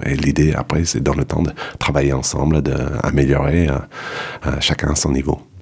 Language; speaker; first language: French; non-native, fluent; English